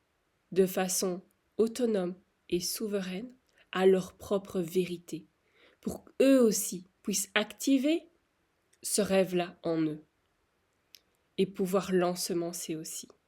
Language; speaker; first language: French; native; French